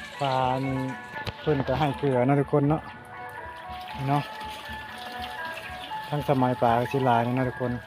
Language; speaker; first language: Thai; non-native, local second language; Lao